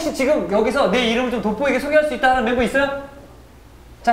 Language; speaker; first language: Korean; native; Korean